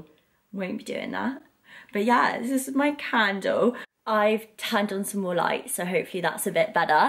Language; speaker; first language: English; native; English